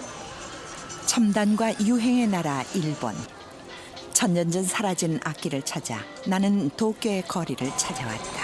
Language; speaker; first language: Korean; native; Korean